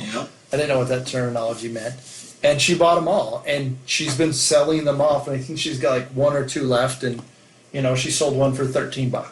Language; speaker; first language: English; native; English